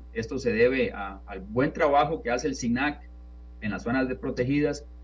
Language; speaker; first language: Spanish; native; Spanish